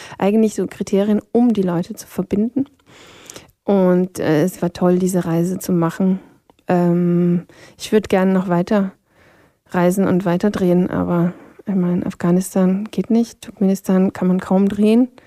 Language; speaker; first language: German; non-native, local second language; Upper Sorbian